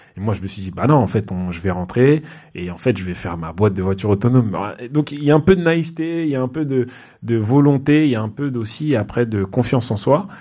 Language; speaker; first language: French; native; French